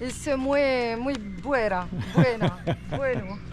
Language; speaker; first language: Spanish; non-native, learner; French